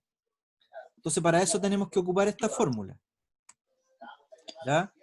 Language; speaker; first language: Spanish; native; Spanish